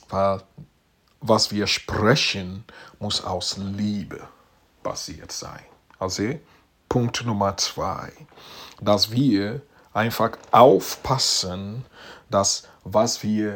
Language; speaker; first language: German; non-native, fluent; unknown